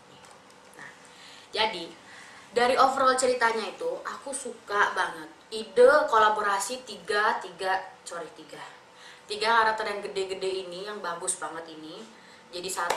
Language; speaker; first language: Indonesian; native; Indonesian